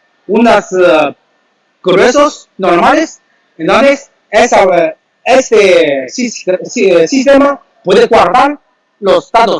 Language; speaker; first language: Spanish; non-native, learner; Chinese